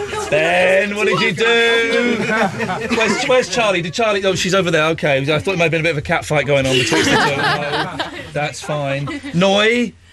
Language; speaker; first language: English; native; English